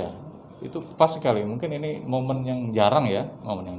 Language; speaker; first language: Indonesian; native; Indonesian